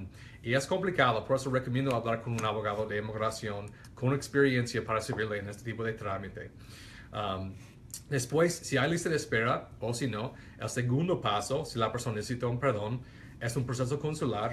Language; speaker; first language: Spanish; non-native, fluent; English